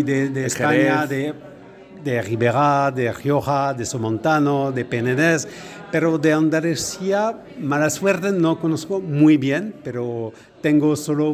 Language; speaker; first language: Spanish; non-native, fluent; French